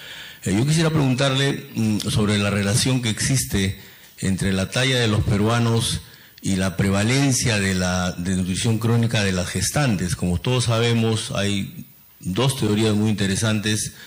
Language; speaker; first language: Spanish; native; Spanish